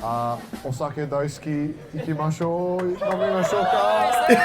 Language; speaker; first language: Japanese; non-native, learner; English